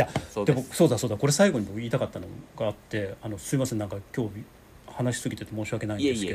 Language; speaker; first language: Japanese; native; Japanese